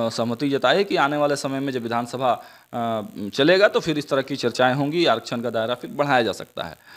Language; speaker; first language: Hindi; native; Hindi